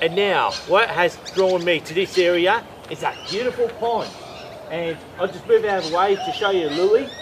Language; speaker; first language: English; native; English